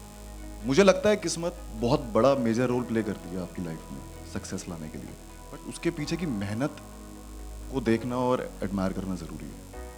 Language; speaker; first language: Hindi; native; Hindi